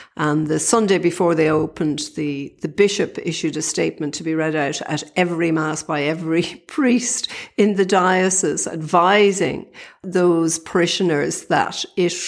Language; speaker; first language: English; native; English